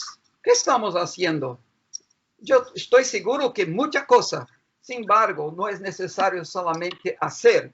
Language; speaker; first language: Spanish; non-native, fluent; Portuguese